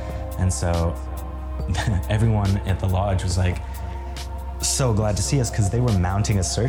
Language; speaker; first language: English; native; English